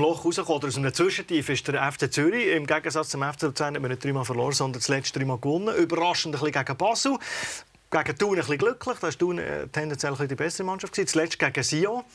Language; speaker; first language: German; native; German